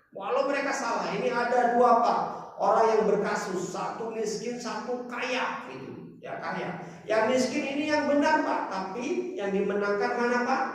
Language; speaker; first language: Indonesian; non-native, local second language; Batak Toba